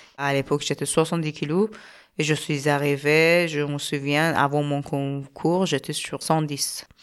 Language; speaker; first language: French; non-native, learner; Persian